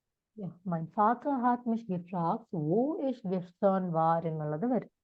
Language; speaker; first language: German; non-native, fluent; Malayalam